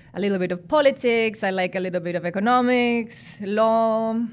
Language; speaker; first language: English; non-native, fluent; Spanish